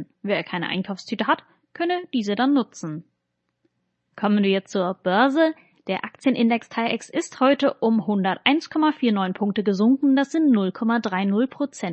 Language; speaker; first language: German; native; German